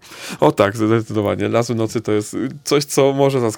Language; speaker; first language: Polish; native; Polish